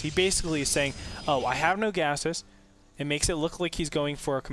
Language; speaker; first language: English; native; English